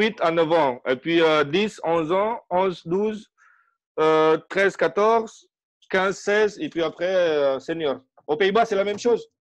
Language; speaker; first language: French; non-native, fluent; Indonesian